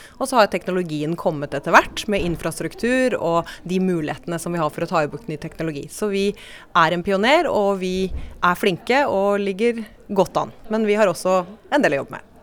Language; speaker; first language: Norwegian; native; Norwegian